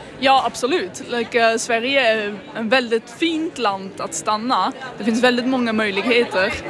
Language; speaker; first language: Swedish; non-native, fluent; Dutch